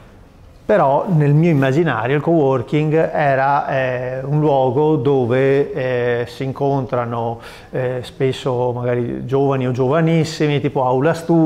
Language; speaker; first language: Italian; native; Italian